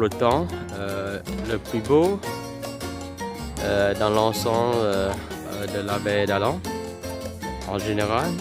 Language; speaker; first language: French; non-native, fluent; Vietnamese